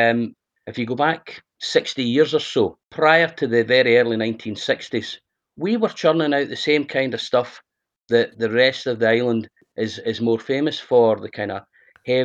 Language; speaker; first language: English; native; English